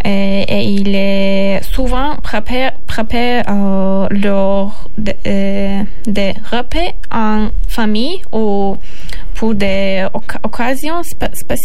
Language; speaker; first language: French; non-native, learner; Turkish